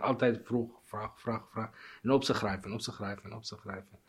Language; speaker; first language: Dutch; non-native, learner; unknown